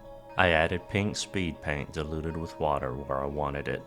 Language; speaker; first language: English; native; English